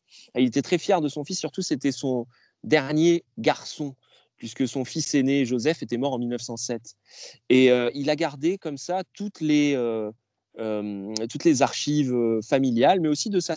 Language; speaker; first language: French; native; French